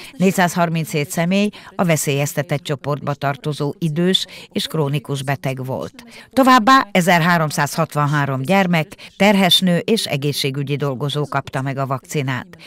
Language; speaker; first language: Hungarian; native; Hungarian